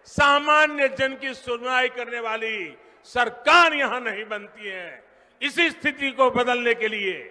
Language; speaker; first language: Hindi; non-native, local second language; Gujarati